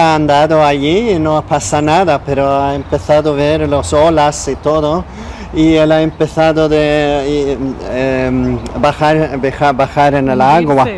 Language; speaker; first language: Spanish; non-native, learner; Swedish